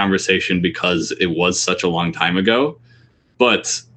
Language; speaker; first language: English; native; English